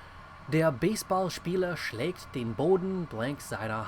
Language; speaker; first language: German; non-native, fluent; English